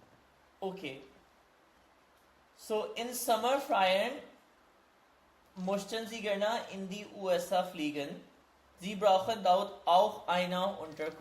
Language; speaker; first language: German; non-native, learner; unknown